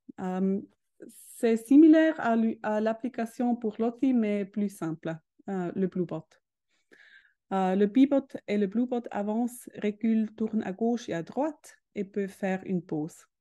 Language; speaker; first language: French; non-native, learner; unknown